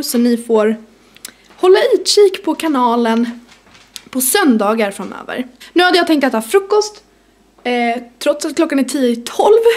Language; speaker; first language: Swedish; native; Swedish